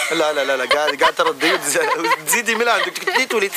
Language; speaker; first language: Arabic; native; Arabic